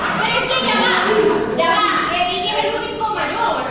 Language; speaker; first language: Spanish; native; Spanish